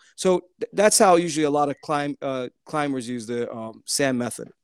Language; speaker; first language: English; early bilingual, other home language; Turkish